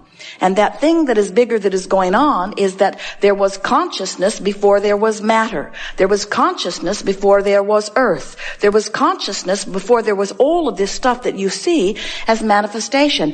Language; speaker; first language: English; native; English